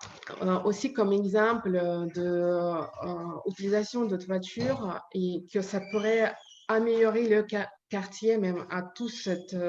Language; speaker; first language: French; non-native, learner; Ukrainian